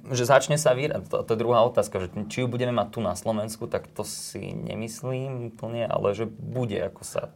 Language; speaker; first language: Slovak; native; Slovak